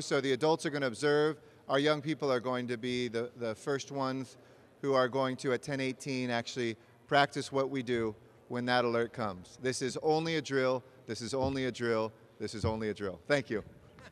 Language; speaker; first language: English; native; English